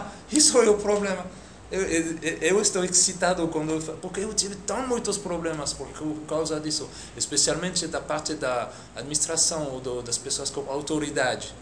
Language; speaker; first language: Portuguese; non-native, fluent; French